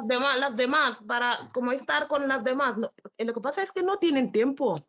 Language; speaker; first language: Spanish; non-native, learner; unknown